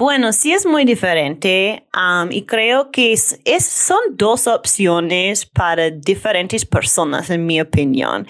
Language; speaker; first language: Spanish; non-native, learner; English